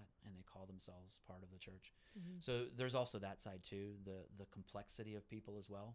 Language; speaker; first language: English; early bilingual, other home language; Spanish